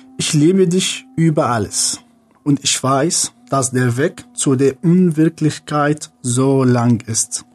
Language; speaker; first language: German; non-native, fluent; Arabic